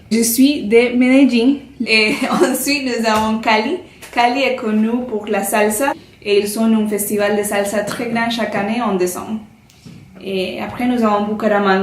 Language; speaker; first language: French; non-native, fluent; Spanish